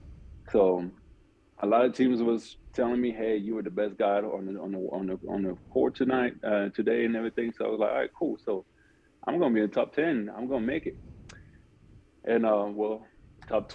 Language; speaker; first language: English; non-native, fluent; French